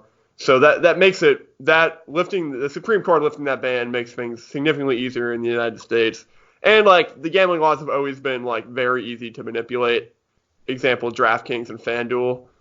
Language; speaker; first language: English; native; English